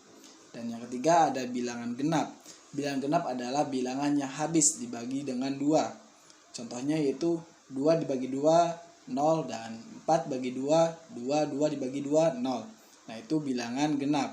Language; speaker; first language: Indonesian; native; Indonesian